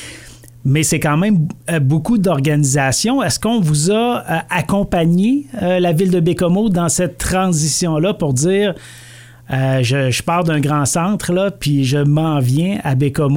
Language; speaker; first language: French; native; French